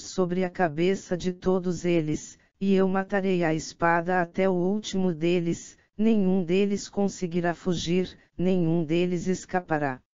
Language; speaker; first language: Portuguese; native; Portuguese